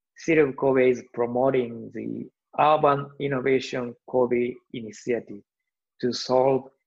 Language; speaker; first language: English; non-native, learner; Japanese